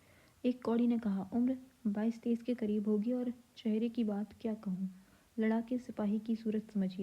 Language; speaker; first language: Hindi; native; Hindi